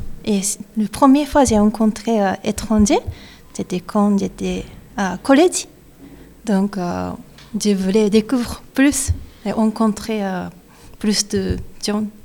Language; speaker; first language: French; non-native, learner; Japanese